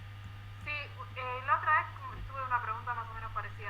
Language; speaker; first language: Spanish; native; Spanish